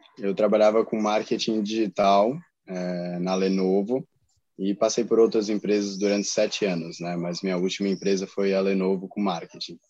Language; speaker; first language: Portuguese; native; Portuguese